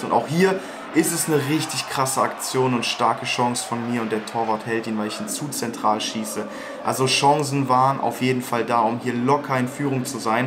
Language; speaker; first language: German; native; German